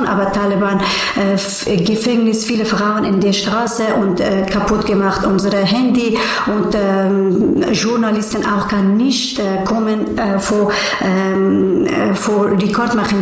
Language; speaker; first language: German; non-native, learner; Persian